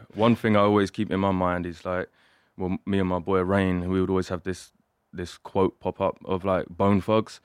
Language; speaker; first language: English; native; English